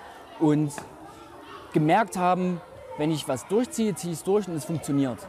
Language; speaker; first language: German; native; German